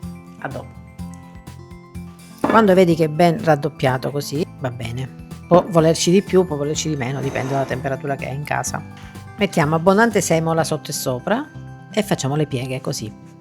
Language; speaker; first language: Italian; native; Italian